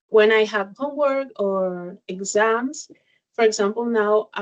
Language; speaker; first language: English; non-native, learner; Spanish